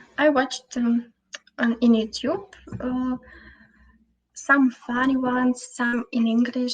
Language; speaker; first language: English; non-native, fluent; Russian